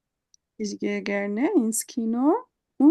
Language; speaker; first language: German; non-native, fluent; Bangla